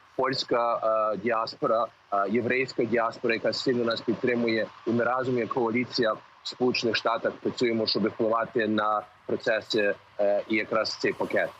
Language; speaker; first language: Ukrainian; early bilingual, heritage; Ukrainian